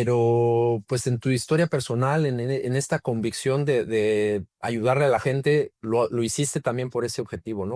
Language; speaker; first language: Spanish; native; Spanish